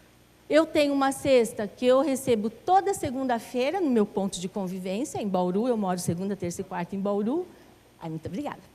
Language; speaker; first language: Portuguese; native; Portuguese